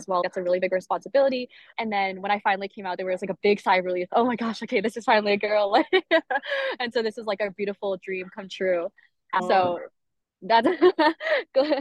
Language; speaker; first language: English; native; English